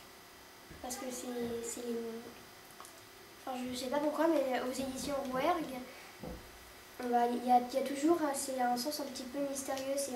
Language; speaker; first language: French; native; French